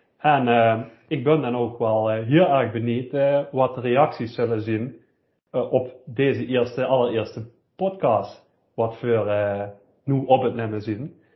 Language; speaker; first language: Dutch; native; Dutch